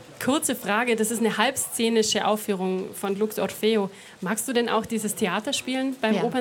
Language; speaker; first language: German; native; German